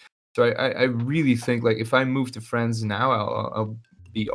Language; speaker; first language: English; non-native, fluent; Dutch